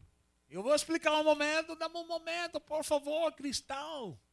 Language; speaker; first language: Portuguese; non-native, learner; Spanish